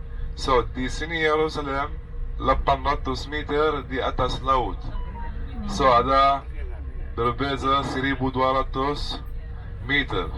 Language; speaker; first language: Indonesian; non-native, fluent; Arabic